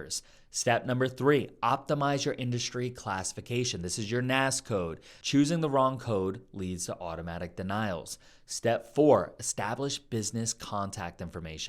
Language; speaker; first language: English; native; English